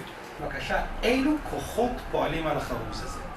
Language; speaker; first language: Hebrew; native; Hebrew